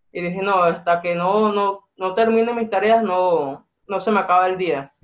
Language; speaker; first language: Spanish; native; Spanish